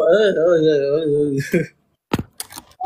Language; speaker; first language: English; non-native, learner; Malay